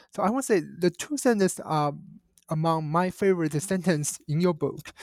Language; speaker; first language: English; non-native, fluent; Chinese